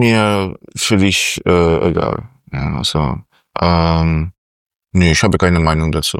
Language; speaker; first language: German; non-native, fluent; Polish